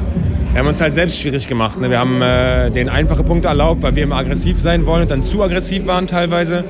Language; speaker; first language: German; native; German